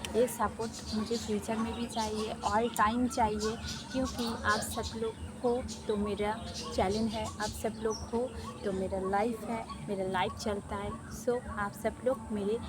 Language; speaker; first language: Hindi; non-native, local second language; Bangla